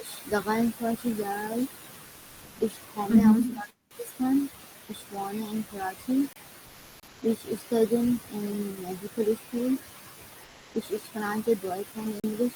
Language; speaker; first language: German; non-native, learner; Urdu